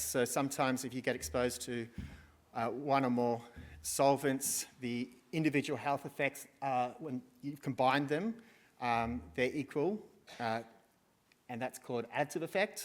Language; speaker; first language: English; native; English